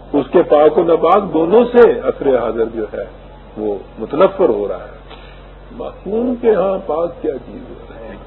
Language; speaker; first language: Urdu; native; Urdu